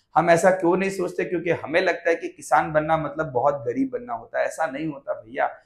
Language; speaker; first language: Hindi; non-native, local second language; Gujarati